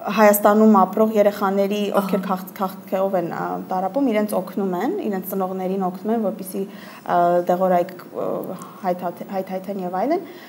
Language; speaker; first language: Armenian; early bilingual, heritage; Armenian